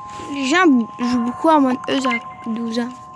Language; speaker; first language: French; native; French